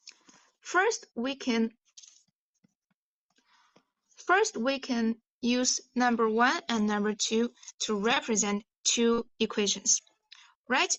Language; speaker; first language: English; non-native, fluent; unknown